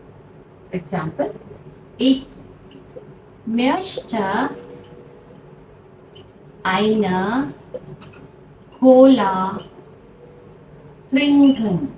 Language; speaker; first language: German; non-native, fluent; Hindi